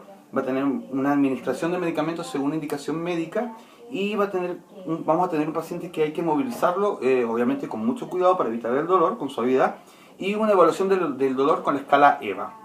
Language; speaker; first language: Spanish; native; Spanish